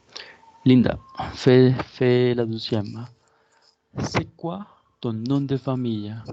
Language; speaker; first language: French; non-native, fluent; Spanish